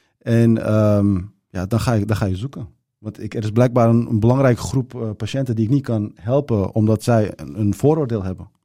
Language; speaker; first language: Dutch; early bilingual, other home language; Turkish